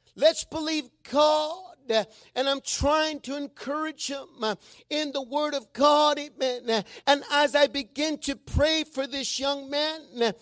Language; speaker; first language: English; non-native, fluent; Spanish